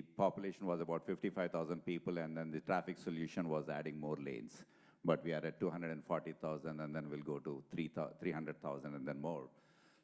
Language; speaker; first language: English; non-native, local second language; Telugu